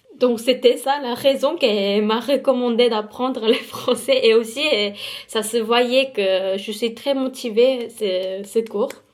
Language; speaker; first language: French; non-native, fluent; Korean